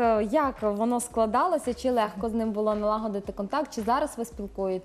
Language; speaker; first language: Ukrainian; native; Ukrainian